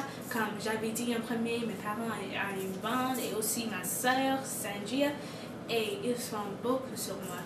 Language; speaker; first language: French; non-native, local second language; English